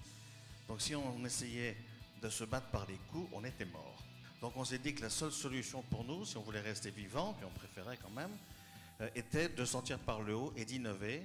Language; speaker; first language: French; native; French